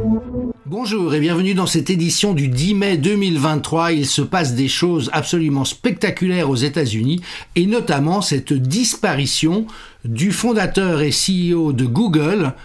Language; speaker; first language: French; native; French